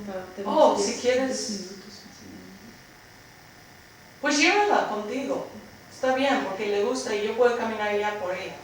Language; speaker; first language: Spanish; early bilingual, heritage; Spanish